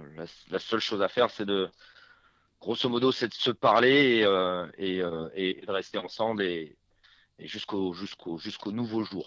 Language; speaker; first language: French; native; French